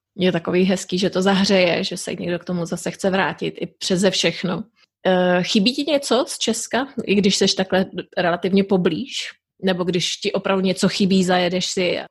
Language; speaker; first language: Czech; native; Czech